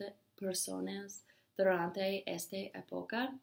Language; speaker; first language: Spanish; non-native, learner; English